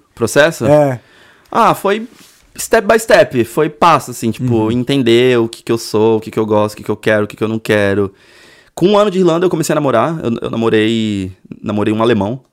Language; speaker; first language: Portuguese; native; Portuguese